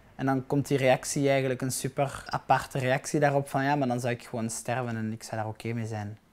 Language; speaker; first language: Dutch; native; Dutch